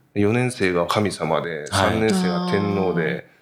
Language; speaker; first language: Japanese; native; Japanese